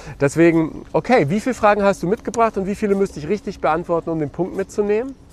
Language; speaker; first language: German; native; German